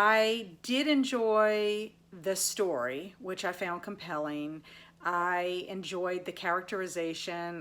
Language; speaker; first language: English; native; English